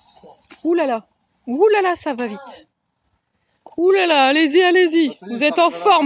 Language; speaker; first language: French; native; French